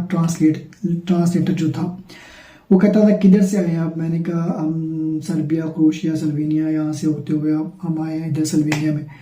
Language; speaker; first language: Urdu; non-native, local second language; Punjabi